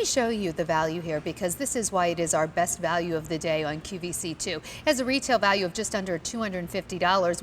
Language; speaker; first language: English; native; English